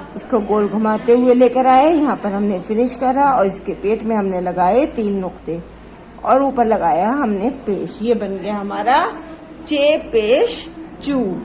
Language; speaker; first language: Hindi; native; Hindi